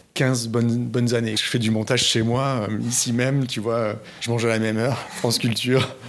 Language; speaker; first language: French; native; French